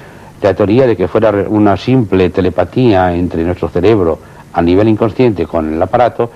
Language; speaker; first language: Spanish; native; Spanish